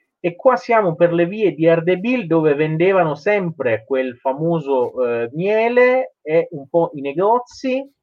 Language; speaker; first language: Italian; non-native, fluent; Persian